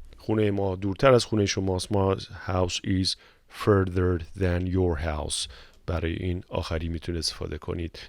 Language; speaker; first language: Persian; native; Persian